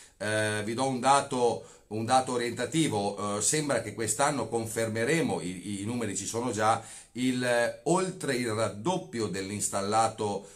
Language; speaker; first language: Italian; native; Italian